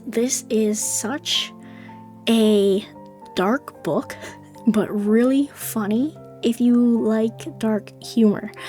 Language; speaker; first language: English; native; English